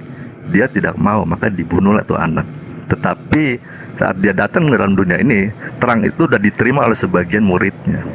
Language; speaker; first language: Indonesian; native; Indonesian